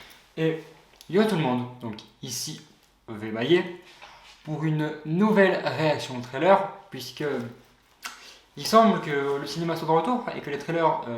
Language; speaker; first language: French; native; French